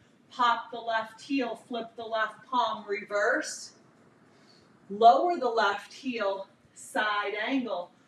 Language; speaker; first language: English; native; English